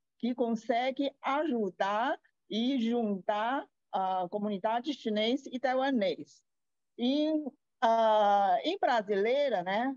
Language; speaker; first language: Portuguese; non-native, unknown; Chinese